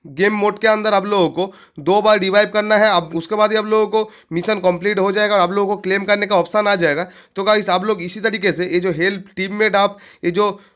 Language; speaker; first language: Hindi; native; Hindi